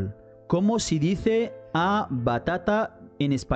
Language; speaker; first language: Spanish; non-native, fluent; Arabic